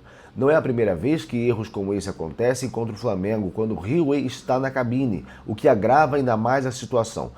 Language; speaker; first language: Portuguese; native; Portuguese